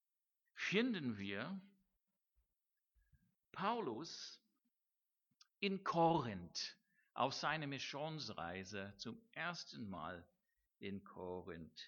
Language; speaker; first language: German; non-native, fluent; English